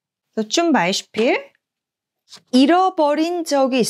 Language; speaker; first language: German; non-native, fluent; Korean